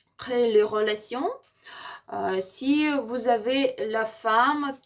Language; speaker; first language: French; non-native, learner; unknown